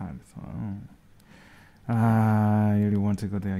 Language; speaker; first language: English; non-native, learner; Japanese